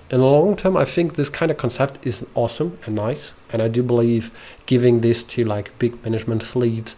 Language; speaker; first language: English; non-native, fluent; German